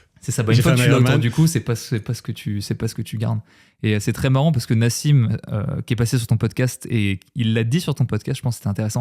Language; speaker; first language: French; native; French